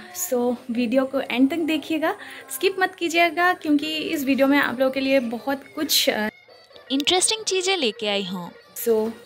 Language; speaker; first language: Hindi; non-native, local second language; Assamese